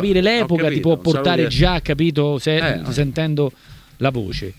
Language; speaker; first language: Italian; native; Italian